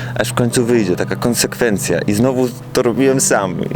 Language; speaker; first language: Polish; native; Polish